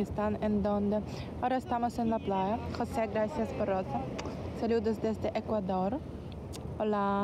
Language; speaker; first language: Spanish; non-native, learner; Ukrainian